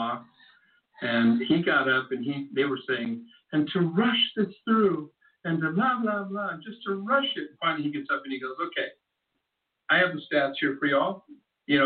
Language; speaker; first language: English; native; English